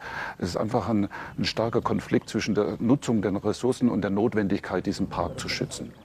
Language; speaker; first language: German; native; German